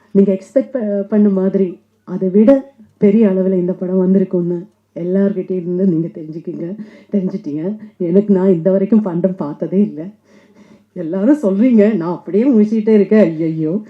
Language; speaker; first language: Tamil; non-native, local second language; Malayalam